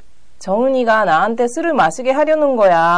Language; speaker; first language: Korean; non-native, learner; Japanese